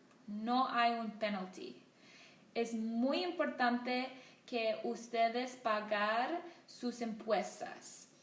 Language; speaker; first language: Spanish; non-native, learner; English